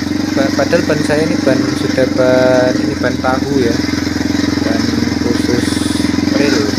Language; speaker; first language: Indonesian; native; Indonesian